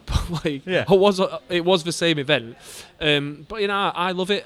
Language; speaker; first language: English; native; English